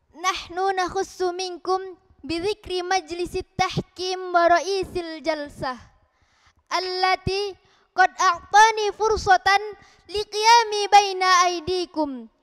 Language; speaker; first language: Arabic; non-native, learner; Indonesian